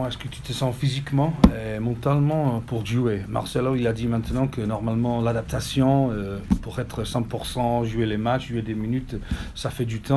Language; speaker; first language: French; non-native, learner; English